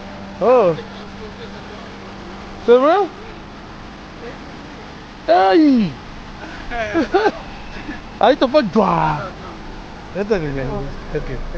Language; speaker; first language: French; non-native, local second language; Swahili